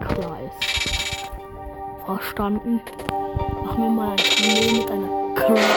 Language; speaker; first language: German; early bilingual, other home language; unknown